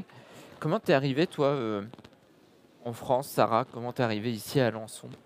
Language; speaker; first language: French; native; French